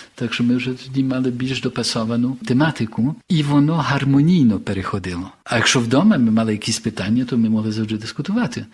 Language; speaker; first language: Ukrainian; early bilingual, heritage; Ukrainian